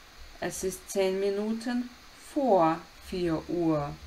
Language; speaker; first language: German; non-native, fluent; Ukrainian